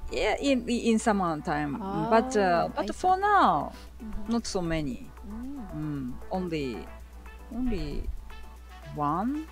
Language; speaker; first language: English; non-native, learner; Japanese